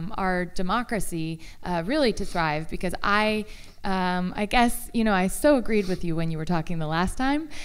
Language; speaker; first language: English; native; English